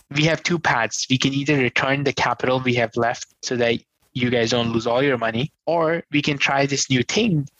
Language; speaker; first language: English; non-native, local second language; Hindi